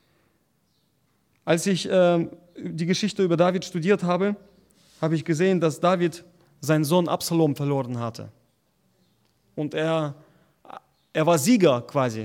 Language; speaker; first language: German; non-native, fluent; Russian